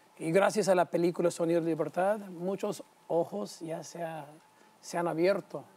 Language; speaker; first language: Spanish; non-native, fluent; English